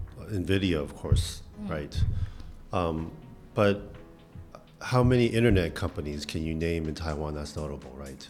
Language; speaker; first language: English; early bilingual, other home language; Chinese